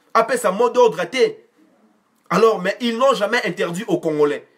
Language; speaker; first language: French; non-native, local second language; Lingala